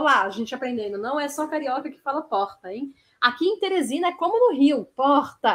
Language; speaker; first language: Portuguese; native; Portuguese